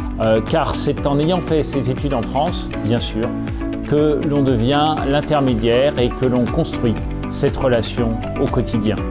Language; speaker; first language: French; native; French